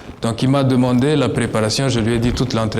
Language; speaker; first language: French; non-native, local second language; Kinyarwanda